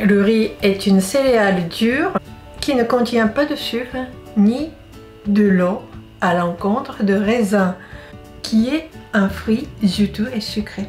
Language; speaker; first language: French; non-native, fluent; Japanese